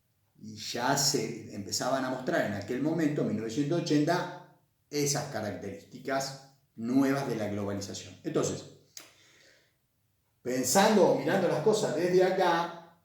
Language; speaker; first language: Spanish; native; Spanish